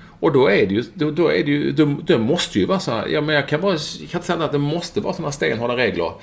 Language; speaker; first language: Swedish; native; Swedish